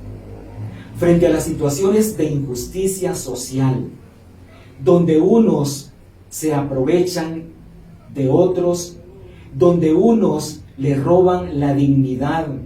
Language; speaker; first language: Spanish; native; Spanish